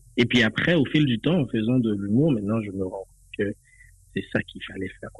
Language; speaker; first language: French; non-native, local second language; Haitian Creole